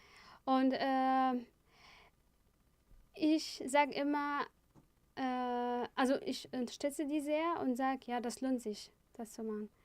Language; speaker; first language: German; non-native, fluent; Arabic